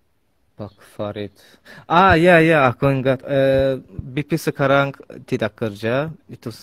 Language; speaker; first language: Indonesian; non-native, learner; Azerbaijani